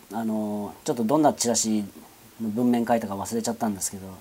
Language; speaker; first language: Japanese; native; Japanese